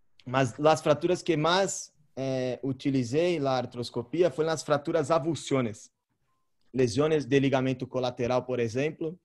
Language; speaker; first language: Spanish; non-native, learner; Portuguese